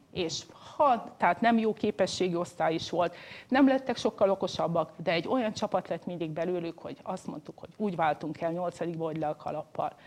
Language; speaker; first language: Hungarian; native; Hungarian